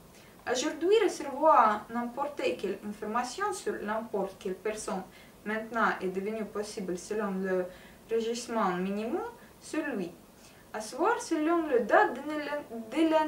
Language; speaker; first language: French; non-native, learner; Russian